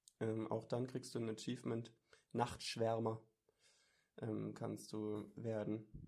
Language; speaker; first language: German; native; German